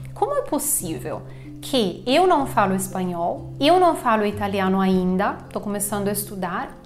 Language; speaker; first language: Portuguese; non-native, fluent; Italian